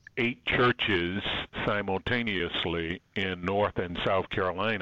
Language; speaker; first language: English; native; English